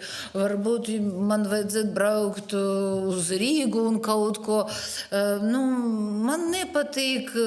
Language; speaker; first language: Latvian; non-native, learner; Russian